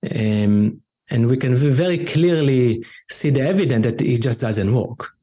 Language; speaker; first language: English; non-native, fluent; Hebrew